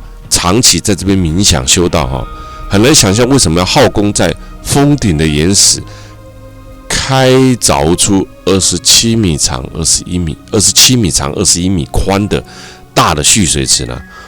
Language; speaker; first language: Chinese; native; Chinese